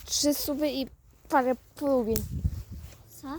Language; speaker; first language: Polish; native; Polish